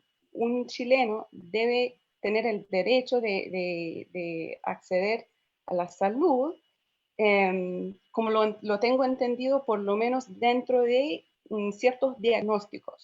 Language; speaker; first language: Spanish; non-native, fluent; English